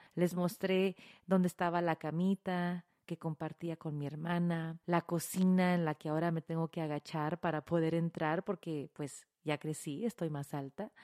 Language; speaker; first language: Spanish; early bilingual, heritage; Spanish